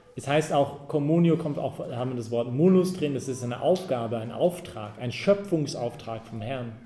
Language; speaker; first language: German; non-native, fluent; English